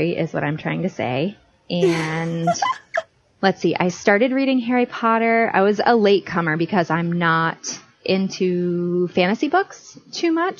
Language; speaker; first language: English; native; English